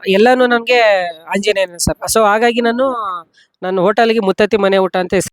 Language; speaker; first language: Kannada; native; Kannada